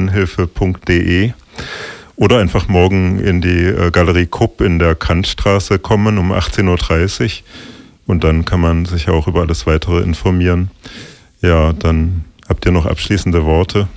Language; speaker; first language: German; native; German